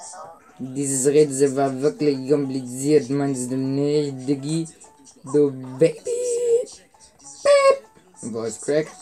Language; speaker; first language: German; native; German